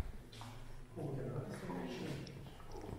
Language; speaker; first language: German; native; German